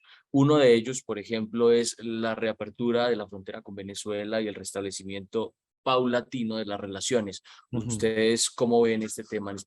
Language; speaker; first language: Spanish; native; Spanish